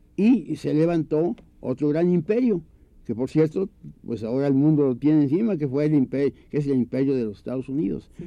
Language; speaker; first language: Spanish; native; Spanish